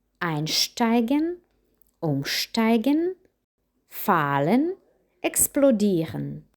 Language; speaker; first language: German; non-native, fluent; Ukrainian